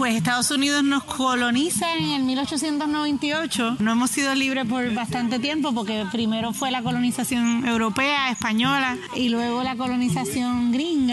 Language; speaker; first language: Spanish; native; Spanish